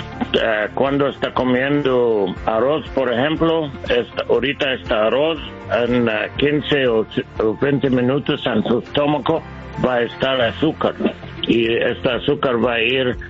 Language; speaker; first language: Spanish; non-native, learner; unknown